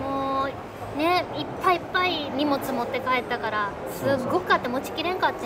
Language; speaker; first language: Japanese; native; Japanese